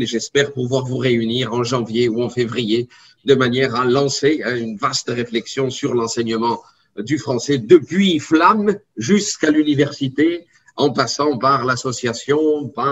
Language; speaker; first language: French; native; French